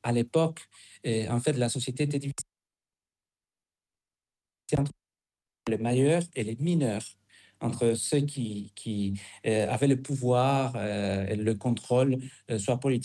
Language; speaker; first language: French; non-native, fluent; Spanish